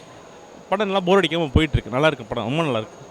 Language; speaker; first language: Tamil; native; Tamil